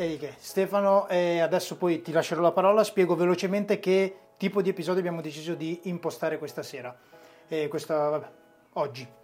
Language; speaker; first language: Italian; native; Italian